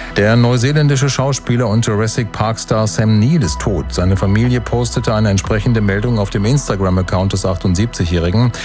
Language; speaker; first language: German; native; German